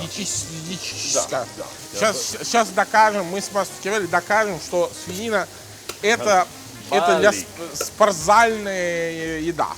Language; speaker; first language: Russian; non-native, fluent; Italian